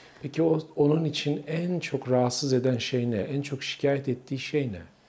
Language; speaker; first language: Turkish; native; Turkish